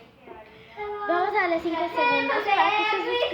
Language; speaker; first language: Spanish; native; Spanish